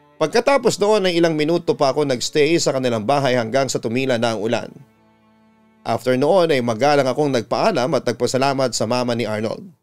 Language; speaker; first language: Filipino; native; Filipino